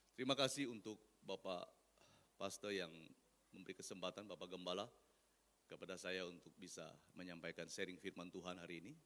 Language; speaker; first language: Indonesian; non-native, local second language; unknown